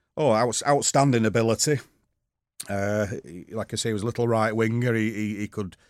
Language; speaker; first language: English; native; English